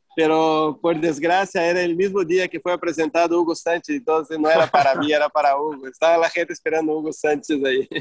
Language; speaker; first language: Spanish; non-native, fluent; Portuguese